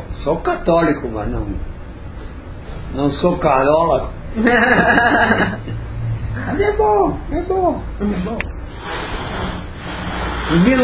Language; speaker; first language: Portuguese; non-native, local second language; Friulian